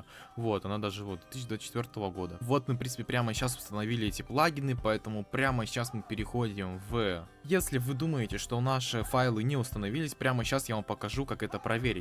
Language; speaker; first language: Russian; native; Russian